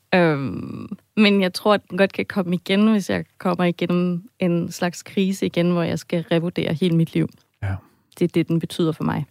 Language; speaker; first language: Danish; early bilingual, heritage; Danish